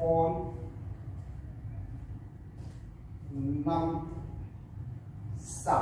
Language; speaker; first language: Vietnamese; non-native, learner; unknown